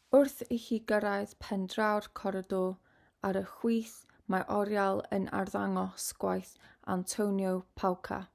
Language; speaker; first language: Welsh; non-native, local second language; English